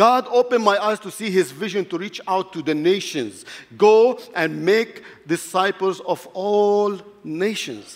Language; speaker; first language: English; non-native, fluent; Arabic